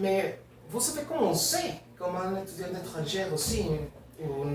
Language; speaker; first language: French; non-native, learner; Spanish